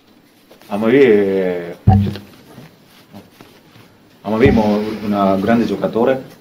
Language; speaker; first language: Italian; non-native, learner; Japanese